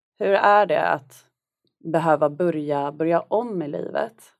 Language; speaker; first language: Swedish; native; Swedish